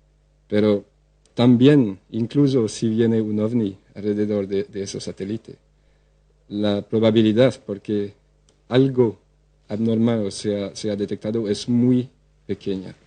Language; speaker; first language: Spanish; non-native, fluent; French